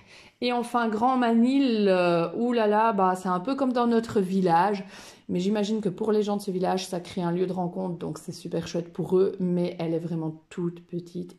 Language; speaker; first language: French; native; French